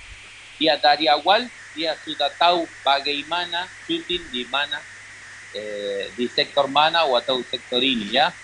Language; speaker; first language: Indonesian; non-native, learner; Spanish